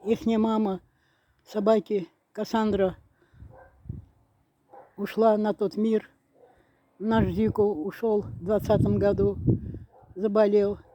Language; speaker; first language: Russian; non-native, fluent; Azerbaijani